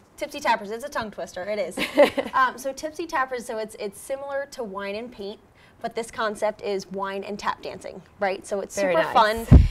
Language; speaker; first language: English; native; English